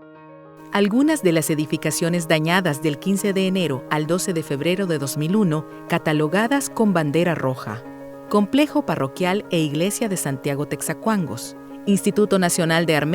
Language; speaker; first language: Spanish; native; Spanish